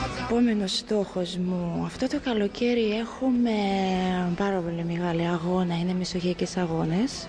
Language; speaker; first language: Greek; non-native, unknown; Ukrainian